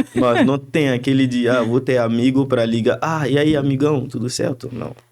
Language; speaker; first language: Portuguese; non-native, fluent; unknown